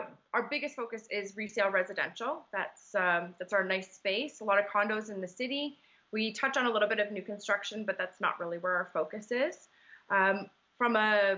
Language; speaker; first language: English; native; English